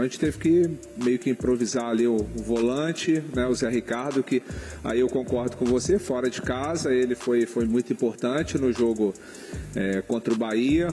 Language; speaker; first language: Portuguese; native; Portuguese